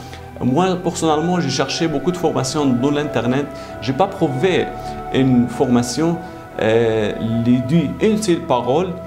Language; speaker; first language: French; non-native, learner; Arabic